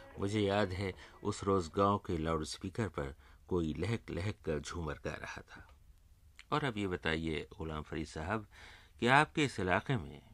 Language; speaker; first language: Urdu; native; Urdu